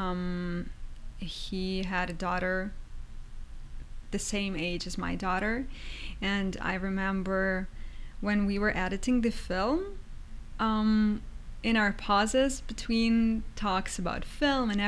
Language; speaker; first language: English; non-native, fluent; Ukrainian